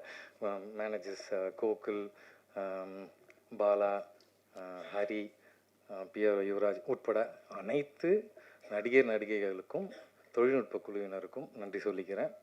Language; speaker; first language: Tamil; native; Tamil